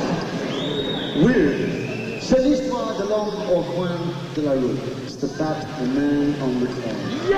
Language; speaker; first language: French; non-native, learner; English